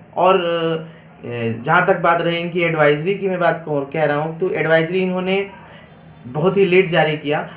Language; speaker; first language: Hindi; native; Hindi